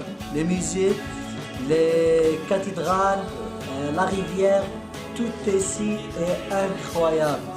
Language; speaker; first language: French; non-native, local second language; Arabic